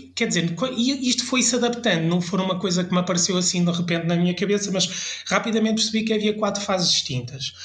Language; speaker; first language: Portuguese; early bilingual, other home language; French